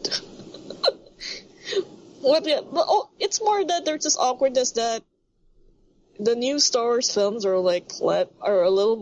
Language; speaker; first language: English; non-native, local second language; Filipino